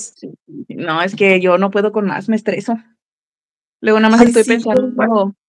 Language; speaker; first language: Spanish; native; Spanish